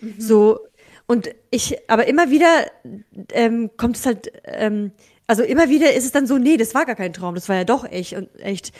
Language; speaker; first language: German; early bilingual, other home language; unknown